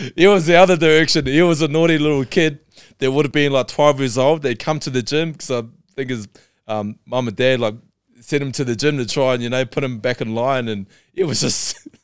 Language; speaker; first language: English; native; English